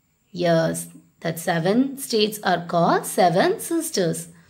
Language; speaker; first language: English; non-native, local second language; Tamil